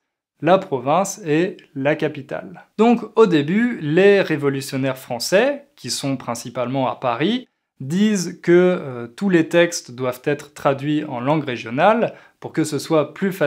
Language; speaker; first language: French; native; French